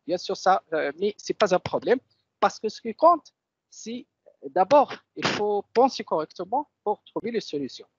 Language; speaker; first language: French; non-native, local second language; Arabic